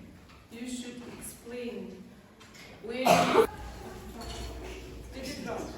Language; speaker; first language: English; non-native, fluent; Mongolian